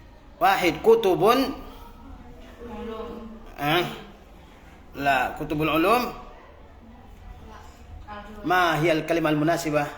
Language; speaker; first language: Arabic; non-native, fluent; Indonesian